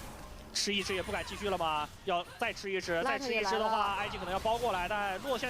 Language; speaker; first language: Chinese; native; Chinese